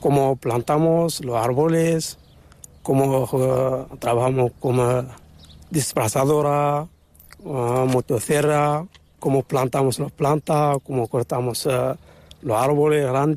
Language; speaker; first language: Spanish; non-native, learner; Arabic